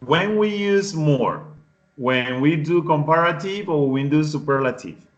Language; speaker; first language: English; non-native, fluent; Spanish